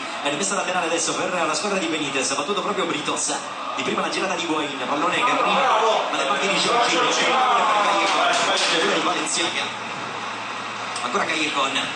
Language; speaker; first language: Italian; native; Italian